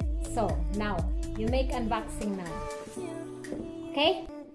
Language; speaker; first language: English; non-native, local second language; Filipino